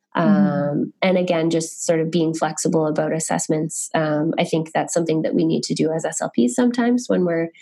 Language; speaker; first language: English; native; English